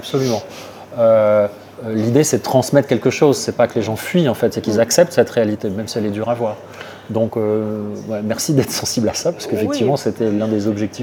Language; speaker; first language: French; native; French